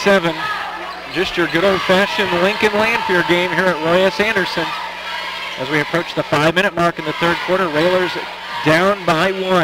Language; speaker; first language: English; native; English